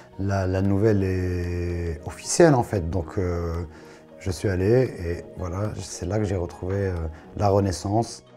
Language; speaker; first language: French; non-native, local second language; Arabic